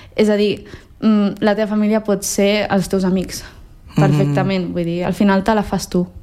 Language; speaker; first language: Catalan; early bilingual, heritage; Catalan